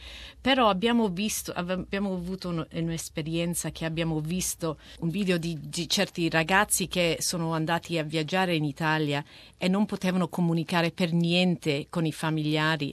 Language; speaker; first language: Italian; early bilingual, heritage; Italian